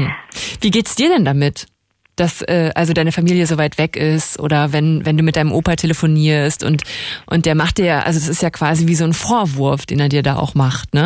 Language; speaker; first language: German; native; German